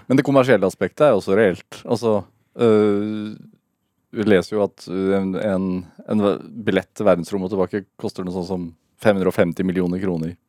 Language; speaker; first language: Norwegian; native; Norwegian